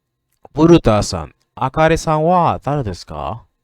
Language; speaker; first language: Japanese; non-native, learner; English